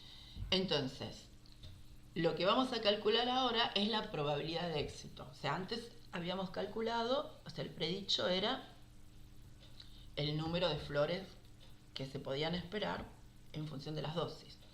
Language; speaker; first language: Spanish; native; Spanish